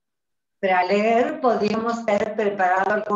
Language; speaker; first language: Spanish; native; Spanish